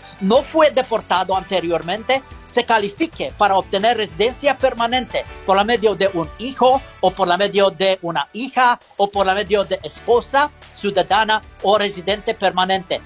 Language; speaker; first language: Spanish; non-native, learner; English